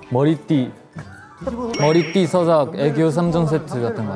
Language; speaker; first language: Korean; non-native, fluent; Chinese